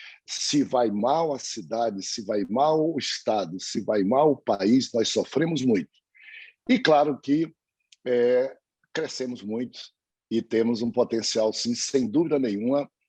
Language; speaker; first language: Portuguese; native; Portuguese